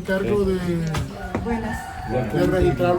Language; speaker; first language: Spanish; native; Spanish